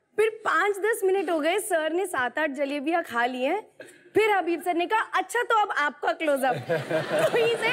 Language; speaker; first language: Hindi; native; Hindi